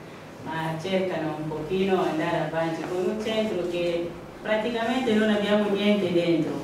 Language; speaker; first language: Italian; non-native, fluent; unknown